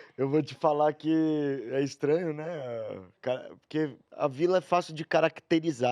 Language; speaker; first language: Portuguese; native; Portuguese